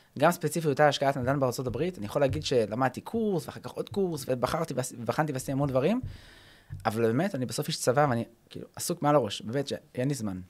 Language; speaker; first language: Hebrew; early bilingual, other home language; English